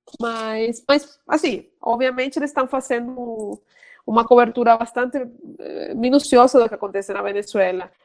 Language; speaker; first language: Portuguese; non-native, fluent; Spanish